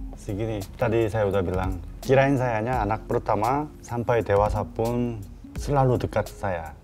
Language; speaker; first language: Indonesian; non-native, learner; Korean